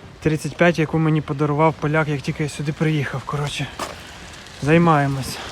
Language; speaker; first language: Ukrainian; native; Ukrainian